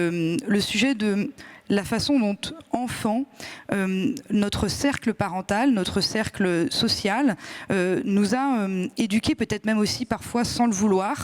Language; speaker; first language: French; native; French